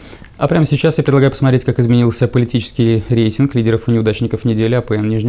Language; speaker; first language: Russian; native; Russian